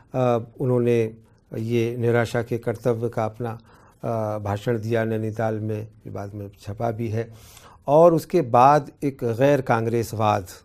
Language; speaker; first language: Hindi; native; Hindi